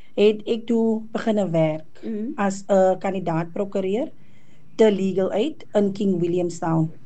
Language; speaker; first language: Afrikaans; native; Afrikaans